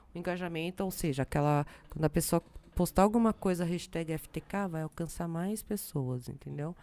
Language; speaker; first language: Portuguese; native; Portuguese